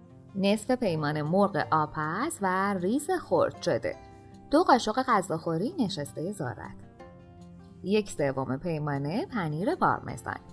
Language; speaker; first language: Persian; native; Persian